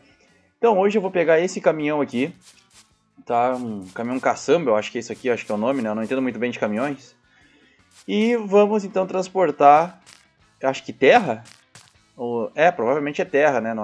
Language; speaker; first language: Portuguese; native; Portuguese